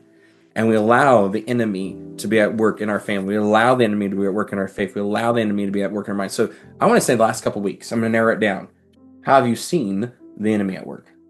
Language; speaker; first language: English; native; English